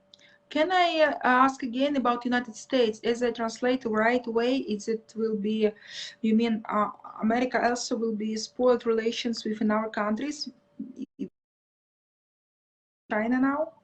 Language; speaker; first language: English; non-native, learner; Russian